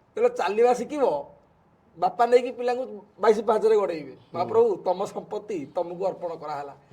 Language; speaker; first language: Odia; native; Odia